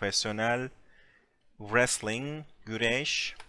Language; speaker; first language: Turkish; non-native, fluent; English